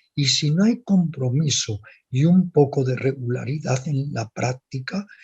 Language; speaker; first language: Spanish; native; Spanish